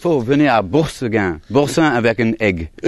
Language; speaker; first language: French; non-native, fluent; English